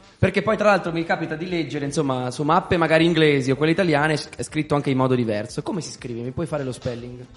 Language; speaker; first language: Italian; native; Italian